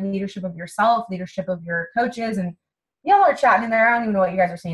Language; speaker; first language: English; native; English